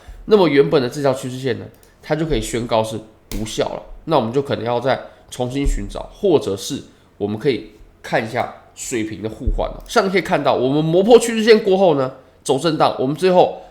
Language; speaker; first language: Chinese; native; Chinese